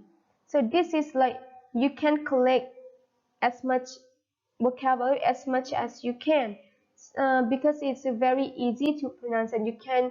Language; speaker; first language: English; non-native, fluent; Thai